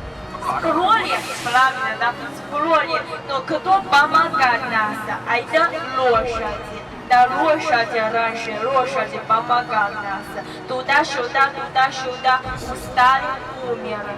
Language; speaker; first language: Russian; non-native, learner; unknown